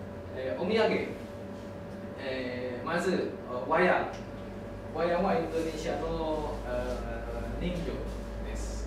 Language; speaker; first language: Japanese; non-native, learner; Indonesian